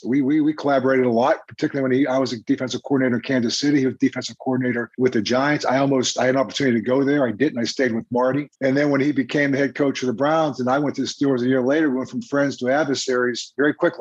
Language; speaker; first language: English; native; English